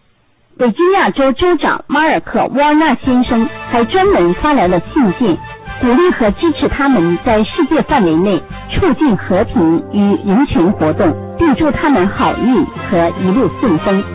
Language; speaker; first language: Chinese; native; Chinese